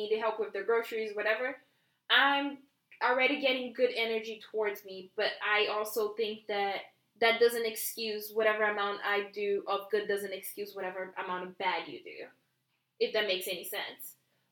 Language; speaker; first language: English; non-native, fluent; Portuguese